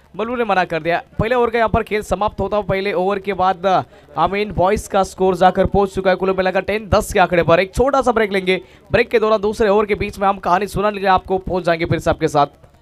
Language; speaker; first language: Hindi; non-native, local second language; Marathi